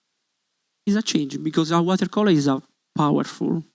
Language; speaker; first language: English; non-native, learner; Italian